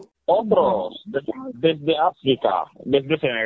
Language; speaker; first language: Spanish; non-native, fluent; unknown